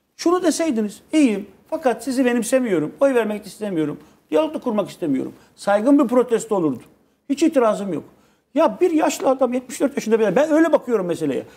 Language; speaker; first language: Turkish; native; Turkish